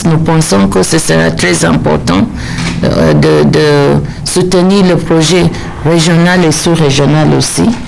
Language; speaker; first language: French; non-native, learner; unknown